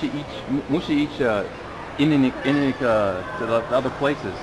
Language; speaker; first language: Polish; non-native, learner; English